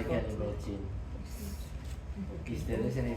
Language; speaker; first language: English; non-native, learner; Indonesian